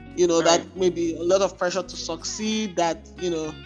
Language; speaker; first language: English; non-native, local second language; Igbo